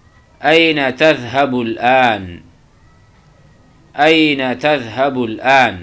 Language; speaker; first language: Arabic; non-native, fluent; Urdu